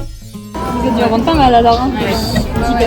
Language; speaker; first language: French; native; French